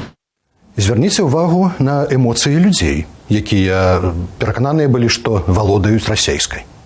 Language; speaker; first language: Belarusian; native; Belarusian